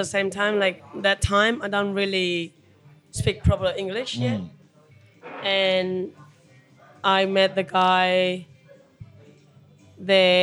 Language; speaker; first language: English; non-native, fluent; Khmer